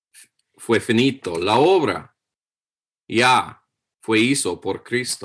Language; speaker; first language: Spanish; non-native, fluent; English